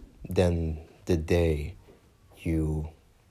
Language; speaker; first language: English; non-native, fluent; Dutch